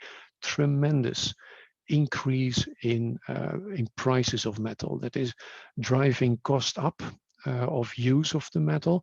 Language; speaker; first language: English; non-native, fluent; Dutch